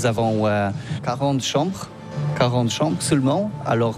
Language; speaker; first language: French; non-native, learner; Polish